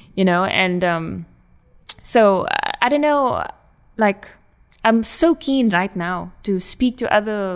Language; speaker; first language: English; native; English